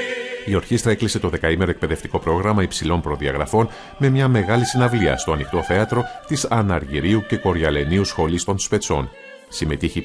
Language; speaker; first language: Greek; native; Greek